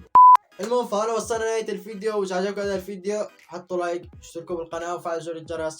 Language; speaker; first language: Arabic; native; Arabic